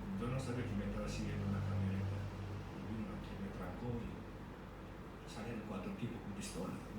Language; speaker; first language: Spanish; non-native, fluent; Korean